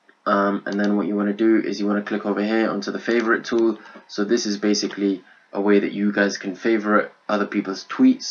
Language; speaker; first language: English; native; English